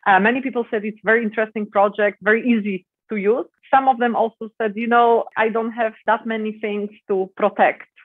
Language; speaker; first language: English; non-native, fluent; Polish